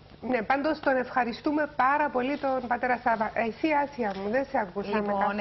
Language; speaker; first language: Greek; native; Greek